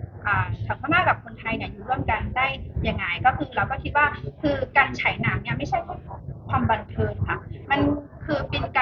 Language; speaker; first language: Thai; non-native, fluent; Burmese